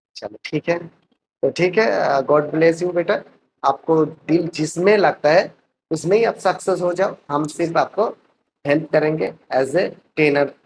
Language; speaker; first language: Hindi; non-native, local second language; Bangla